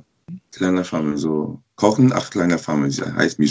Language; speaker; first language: German; non-native, learner; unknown